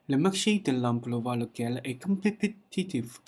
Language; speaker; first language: French; non-native, learner; Chinese